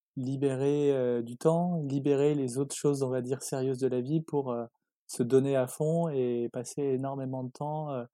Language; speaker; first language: French; native; French